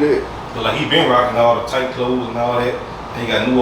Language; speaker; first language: English; native; English